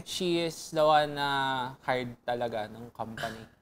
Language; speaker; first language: Filipino; native; Filipino